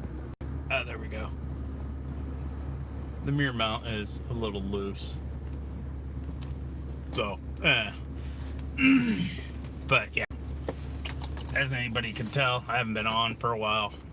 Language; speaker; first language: English; native; English